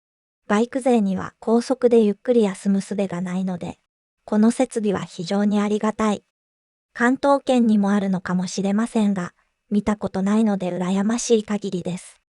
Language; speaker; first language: Japanese; native; Japanese